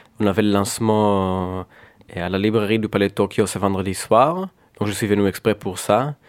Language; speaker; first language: French; non-native, fluent; Hebrew